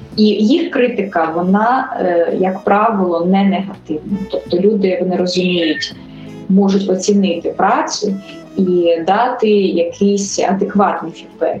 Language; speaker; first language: Ukrainian; native; Ukrainian